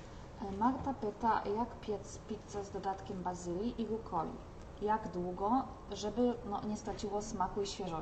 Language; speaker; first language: Polish; native; Polish